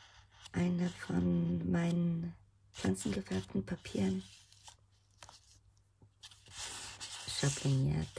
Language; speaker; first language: German; non-native, fluent; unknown